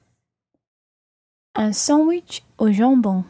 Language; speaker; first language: French; non-native, learner; English